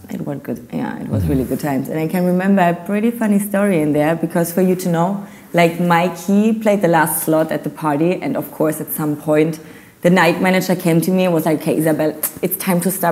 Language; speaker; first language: English; non-native, fluent; German